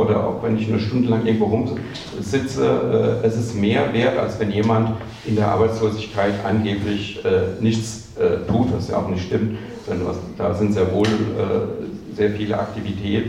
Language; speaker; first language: German; native; German